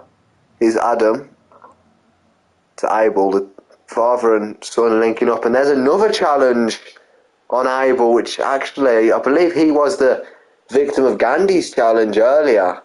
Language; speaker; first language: English; native; English